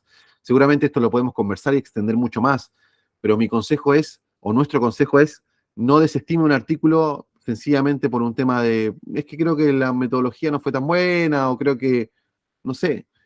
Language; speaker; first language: Spanish; native; Spanish